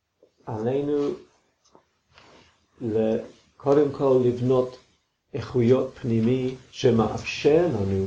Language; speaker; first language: Hebrew; non-native, fluent; English